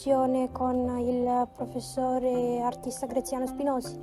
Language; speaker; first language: Italian; non-native, fluent; Macedonian